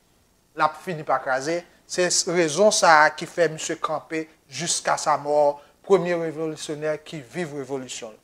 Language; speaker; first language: French; non-native, local second language; Haitian Creole